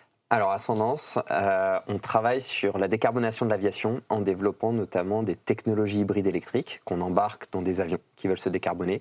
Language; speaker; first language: French; native; French